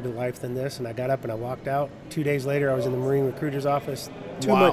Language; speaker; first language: English; native; English